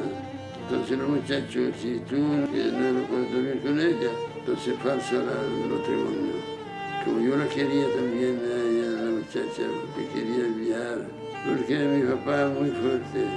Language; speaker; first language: Spanish; non-native, learner; Arabic